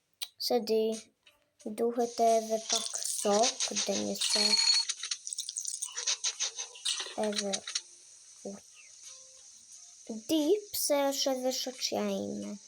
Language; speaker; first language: Albanian; early bilingual, heritage; Albanian